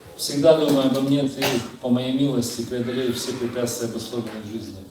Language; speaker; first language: Russian; native; Russian